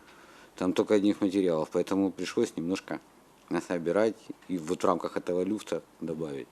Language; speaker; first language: Russian; native; Russian